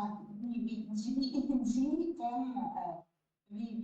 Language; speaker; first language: French; non-native, learner; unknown